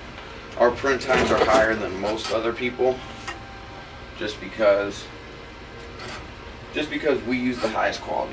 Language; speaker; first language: English; native; English